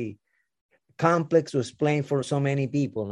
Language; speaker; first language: English; non-native, learner; Spanish